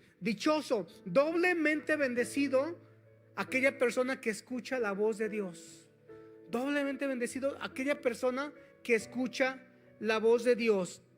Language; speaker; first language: Spanish; native; Spanish